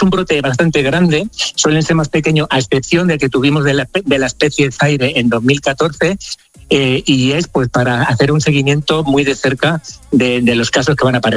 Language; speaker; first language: Spanish; native; Spanish